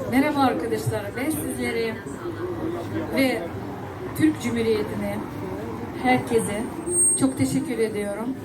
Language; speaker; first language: Turkish; non-native, learner; Crimean Tatar